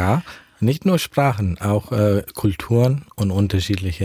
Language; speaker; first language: German; early bilingual, heritage; German